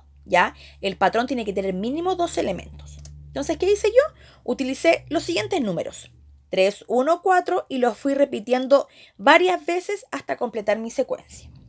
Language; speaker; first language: Spanish; native; Spanish